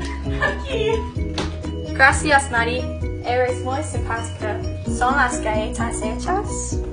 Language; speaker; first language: Spanish; non-native, learner; English